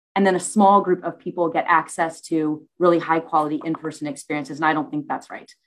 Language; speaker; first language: English; native; English